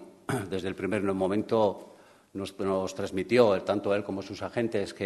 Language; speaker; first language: Spanish; native; Spanish